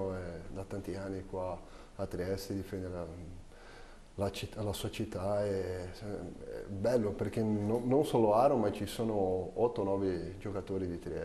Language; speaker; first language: Italian; non-native, fluent; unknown